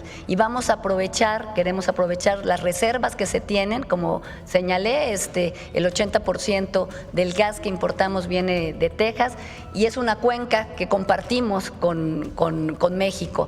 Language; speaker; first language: Spanish; native; Spanish